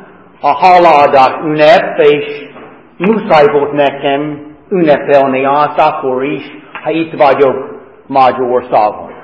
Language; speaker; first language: Hungarian; non-native, fluent; English